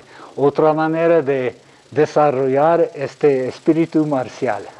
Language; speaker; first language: Spanish; non-native, fluent; English